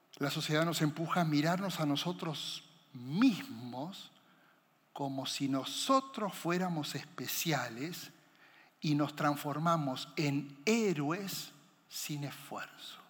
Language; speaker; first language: Spanish; native; Spanish